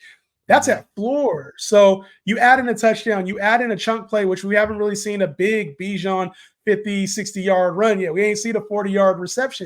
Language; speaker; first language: English; native; English